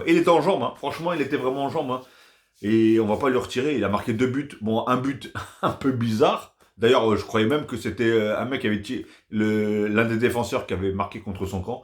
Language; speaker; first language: French; native; French